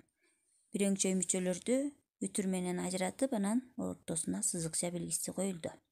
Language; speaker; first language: Kyrgyz; native; Kyrgyz